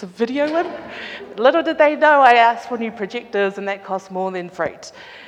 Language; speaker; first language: English; native; English